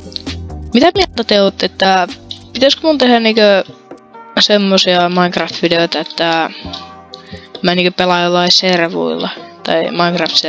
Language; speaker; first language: Finnish; native; Finnish